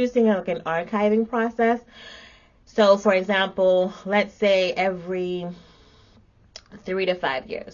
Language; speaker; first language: English; native; English